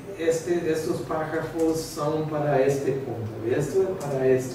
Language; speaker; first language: Portuguese; non-native, fluent; English